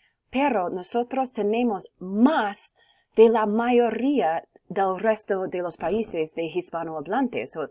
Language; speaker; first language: Spanish; non-native, learner; English